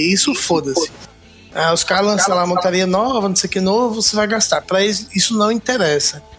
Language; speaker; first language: Portuguese; native; Portuguese